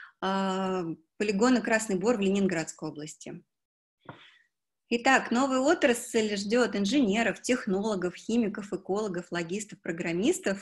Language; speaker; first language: Russian; native; Russian